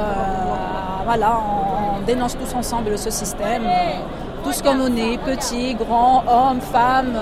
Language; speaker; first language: French; non-native, local second language; Kabyle